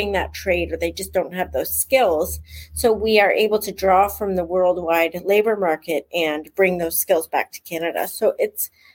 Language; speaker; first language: English; native; English